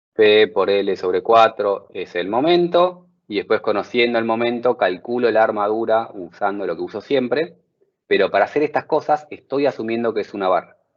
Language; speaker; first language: Spanish; native; Spanish